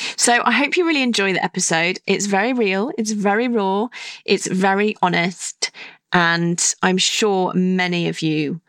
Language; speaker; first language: English; native; English